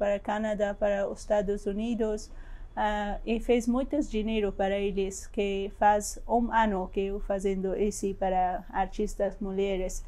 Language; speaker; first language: Portuguese; non-native, learner; Persian